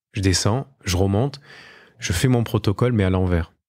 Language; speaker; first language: French; native; French